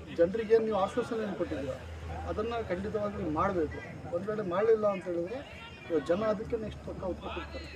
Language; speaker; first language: Kannada; non-native, local second language; Urdu